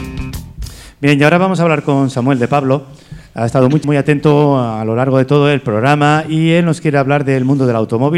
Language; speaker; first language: Spanish; native; Spanish